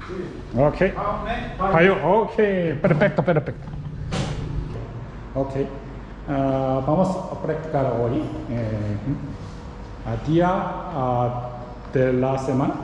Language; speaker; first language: Spanish; non-native, learner; Korean